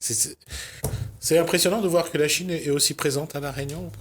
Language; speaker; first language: French; native; French